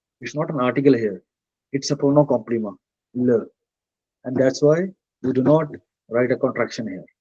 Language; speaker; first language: English; non-native, fluent; Punjabi